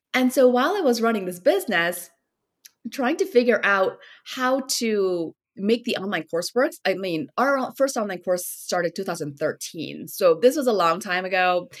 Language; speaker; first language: English; early bilingual, other home language; Korean